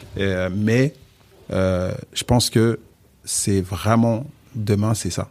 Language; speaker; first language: French; early bilingual, other home language; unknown